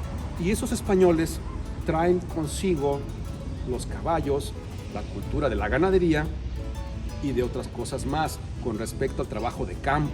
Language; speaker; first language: Spanish; native; Spanish